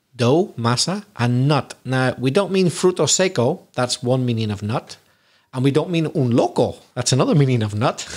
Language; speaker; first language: English; native; English